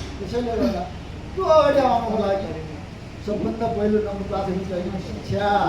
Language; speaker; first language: Nepali; non-native, local second language; Eastern Tamang